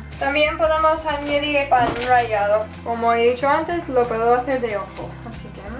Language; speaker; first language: Spanish; non-native, fluent; English